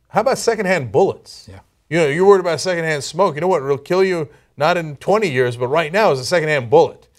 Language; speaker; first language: English; non-native, fluent; Turkish